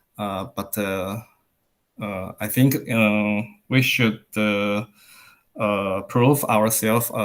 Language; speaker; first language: English; non-native, learner; Chinese